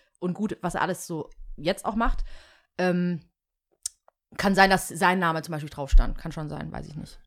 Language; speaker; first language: German; early bilingual, other home language; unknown